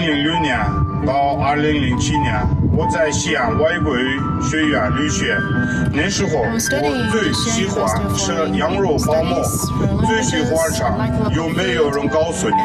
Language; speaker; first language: Chinese; non-native, fluent; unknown